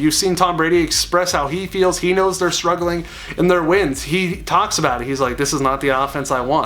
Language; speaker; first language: English; native; English